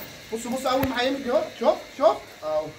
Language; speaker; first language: Arabic; native; Arabic